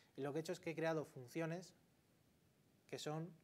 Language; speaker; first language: Spanish; native; Spanish